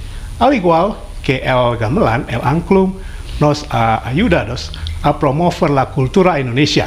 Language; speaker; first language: Spanish; non-native, fluent; Indonesian